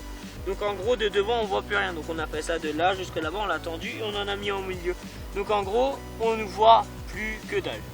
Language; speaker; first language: French; native; French